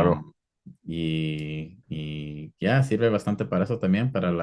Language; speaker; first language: Spanish; early bilingual, heritage; Spanish